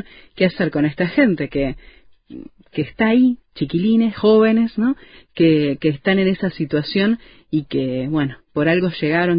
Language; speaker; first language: Spanish; native; Spanish